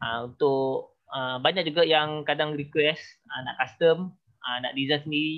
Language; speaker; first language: Malay; native; Malay